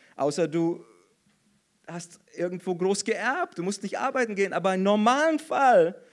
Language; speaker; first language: German; non-native, fluent; Portuguese